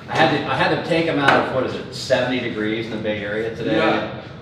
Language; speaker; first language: English; native; English